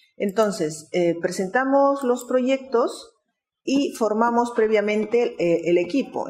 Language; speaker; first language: Spanish; native; Spanish